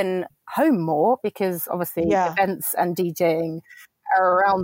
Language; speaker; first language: English; native; English